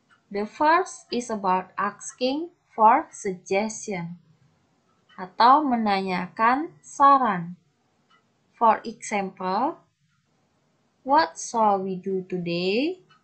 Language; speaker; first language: English; non-native, fluent; Indonesian